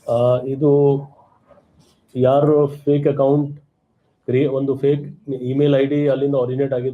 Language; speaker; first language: Kannada; non-native, fluent; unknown